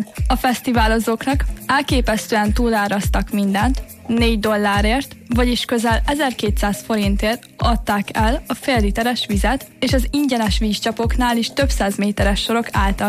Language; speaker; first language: Hungarian; native; Hungarian